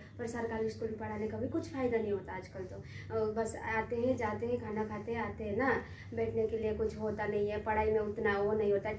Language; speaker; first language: Hindi; non-native, local second language; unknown